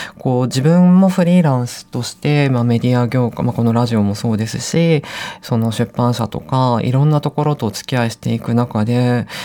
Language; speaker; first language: Japanese; native; Japanese